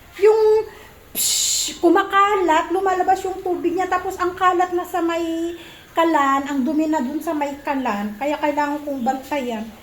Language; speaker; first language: Filipino; native; Filipino